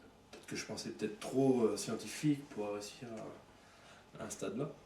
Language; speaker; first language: French; native; French